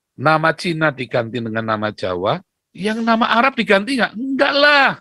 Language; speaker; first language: Indonesian; native; Indonesian